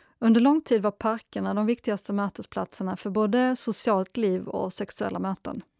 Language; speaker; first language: Swedish; native; Swedish